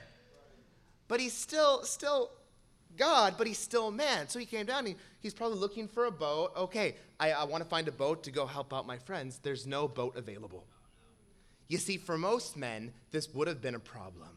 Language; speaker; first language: English; native; English